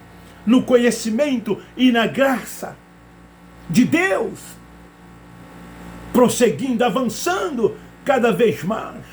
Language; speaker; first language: Portuguese; native; Portuguese